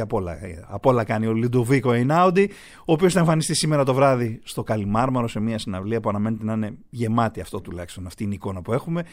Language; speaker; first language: Greek; native; Greek